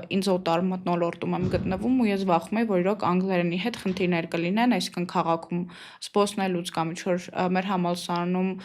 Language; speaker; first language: Armenian; native; Armenian